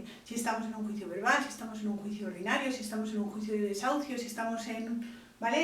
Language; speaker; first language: Spanish; native; Spanish